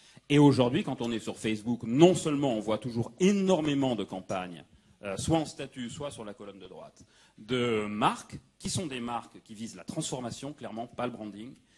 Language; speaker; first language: French; native; French